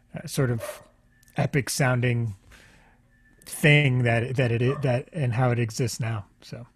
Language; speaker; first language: English; native; English